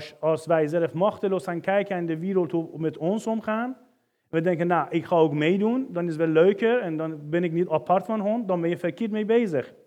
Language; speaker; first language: Dutch; non-native, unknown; Persian